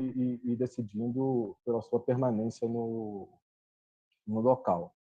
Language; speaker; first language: Portuguese; native; Portuguese